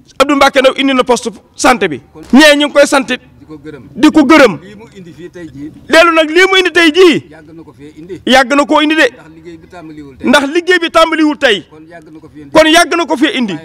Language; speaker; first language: Wolof; native; Wolof